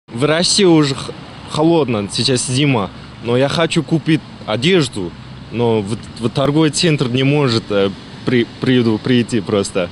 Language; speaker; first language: Russian; non-native, learner; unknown